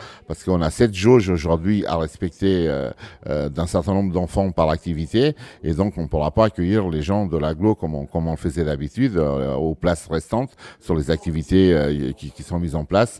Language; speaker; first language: French; early bilingual, other home language; Portuguese